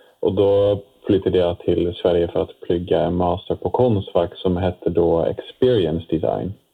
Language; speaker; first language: Swedish; non-native, fluent; Dutch